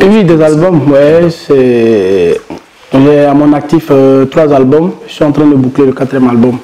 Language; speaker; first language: French; non-native, local second language; Mossi